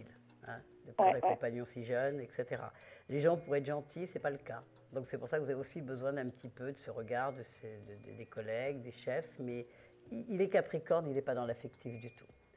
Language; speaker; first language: French; native; French